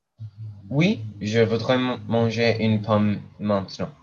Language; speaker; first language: French; non-native, learner; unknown